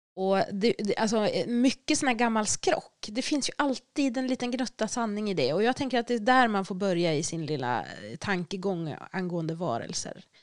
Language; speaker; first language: Swedish; native; Swedish